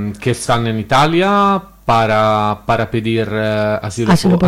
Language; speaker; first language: Spanish; non-native, learner; Italian